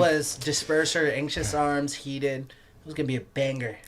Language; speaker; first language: English; native; English